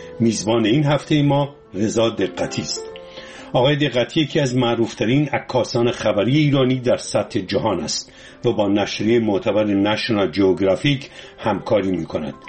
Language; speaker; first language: Persian; native; Persian